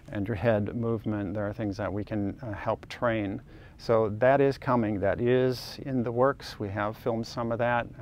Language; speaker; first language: English; native; English